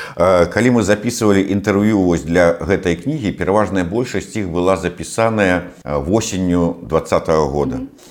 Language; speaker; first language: Belarusian; non-native, local second language; Russian